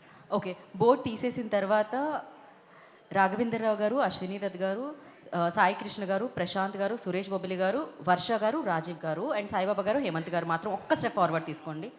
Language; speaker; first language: Telugu; native; Telugu